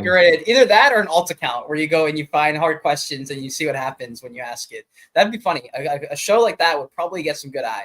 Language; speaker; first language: English; native; English